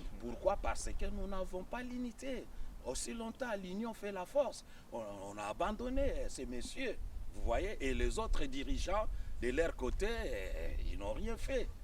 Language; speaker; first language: French; non-native, local second language; Lingala